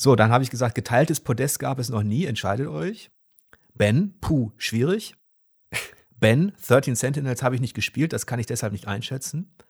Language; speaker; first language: German; native; German